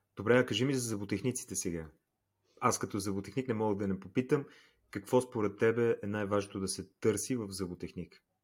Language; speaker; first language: Bulgarian; native; Bulgarian